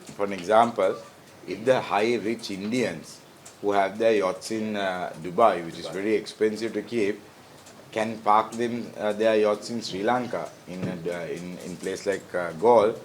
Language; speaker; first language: English; non-native, local second language; Sinhala